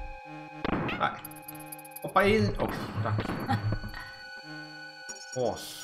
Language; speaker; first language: Swedish; native; Swedish